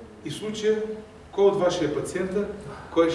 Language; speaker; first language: Bulgarian; native; Bulgarian